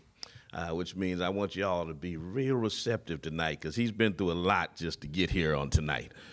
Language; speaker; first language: English; native; English